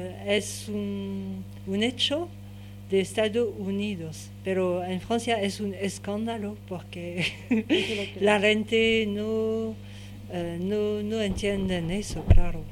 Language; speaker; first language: Spanish; non-native, learner; French